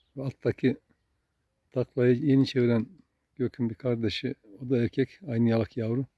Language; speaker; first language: Turkish; native; Turkish